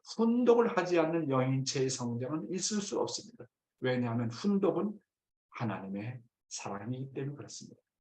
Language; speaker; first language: Korean; native; Korean